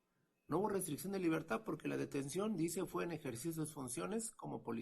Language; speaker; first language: Spanish; native; Spanish